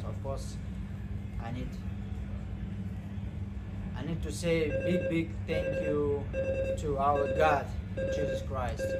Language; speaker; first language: English; non-native, learner; Ukrainian